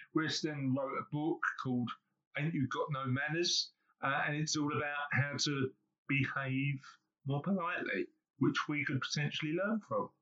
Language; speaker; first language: English; native; English